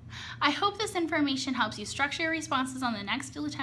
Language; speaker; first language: English; native; English